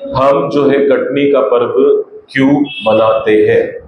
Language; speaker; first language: Hindi; non-native, local second language; Marathi